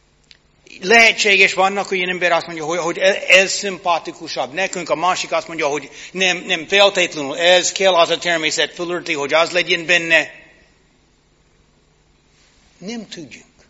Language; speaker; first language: Hungarian; non-native, fluent; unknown